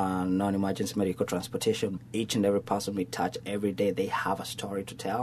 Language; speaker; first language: English; non-native, local second language; Kikuyu